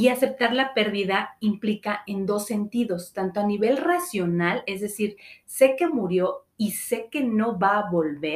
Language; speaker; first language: Spanish; native; Spanish